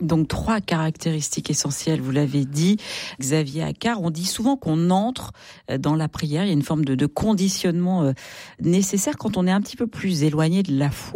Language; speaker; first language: French; native; French